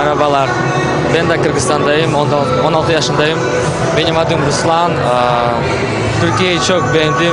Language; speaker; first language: Turkish; non-native, learner; Kyrgyz